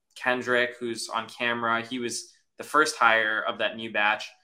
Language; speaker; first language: English; native; English